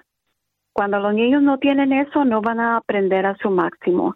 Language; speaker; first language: Spanish; early bilingual, other home language; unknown